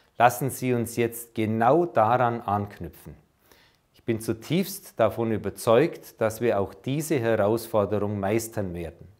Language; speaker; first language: German; native; German